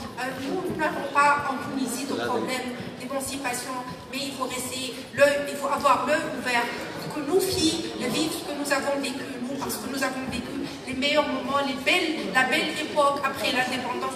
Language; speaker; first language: French; non-native, local second language; Arabic